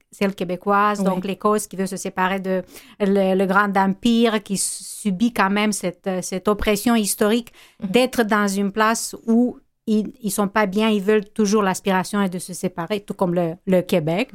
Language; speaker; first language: French; non-native, fluent; Romanian